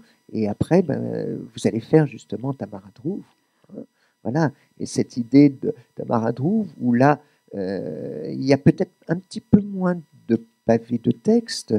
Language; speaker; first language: French; native; French